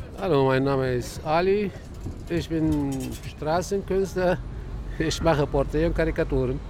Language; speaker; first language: German; non-native, fluent; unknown